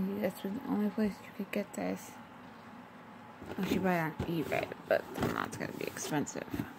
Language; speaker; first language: English; native; English